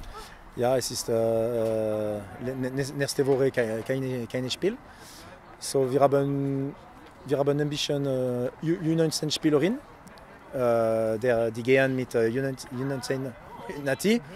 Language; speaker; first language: German; non-native, learner; French